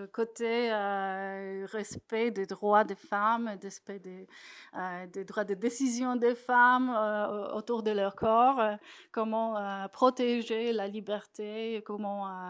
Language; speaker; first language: French; non-native, fluent; Polish